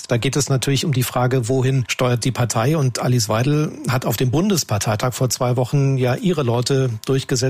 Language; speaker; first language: German; native; German